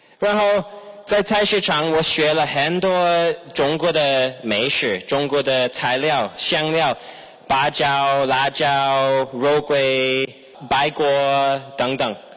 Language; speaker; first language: Chinese; non-native, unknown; English